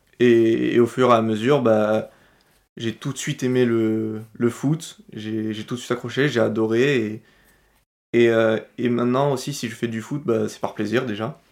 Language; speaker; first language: French; native; French